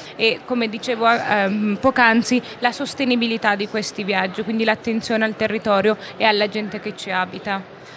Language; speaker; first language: Italian; early bilingual, other home language; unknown